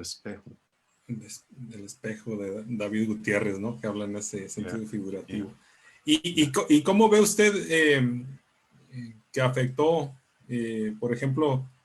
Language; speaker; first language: Spanish; native; Spanish